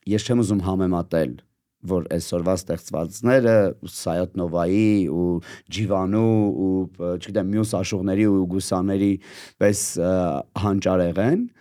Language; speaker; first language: Armenian; native; Armenian